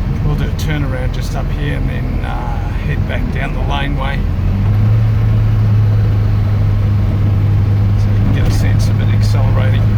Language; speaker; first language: English; native; English